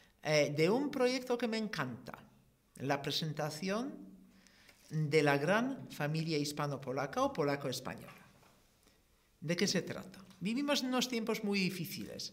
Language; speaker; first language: Spanish; non-native, fluent; Polish